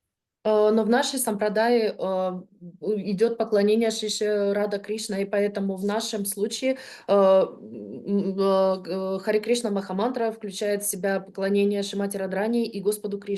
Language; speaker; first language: Russian; native; Russian